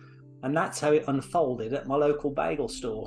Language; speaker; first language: English; native; English